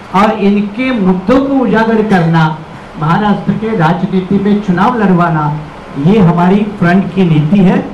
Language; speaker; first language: Hindi; non-native, local second language; Marathi